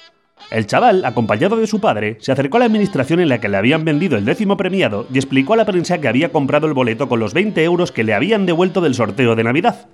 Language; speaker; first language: Spanish; native; Spanish